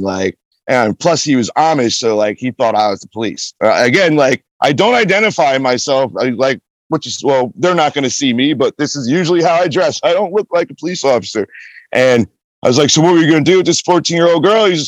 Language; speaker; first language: English; native; English